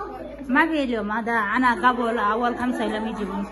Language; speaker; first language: Arabic; non-native, learner; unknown